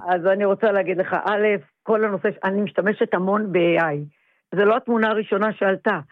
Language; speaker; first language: Hebrew; native; Hebrew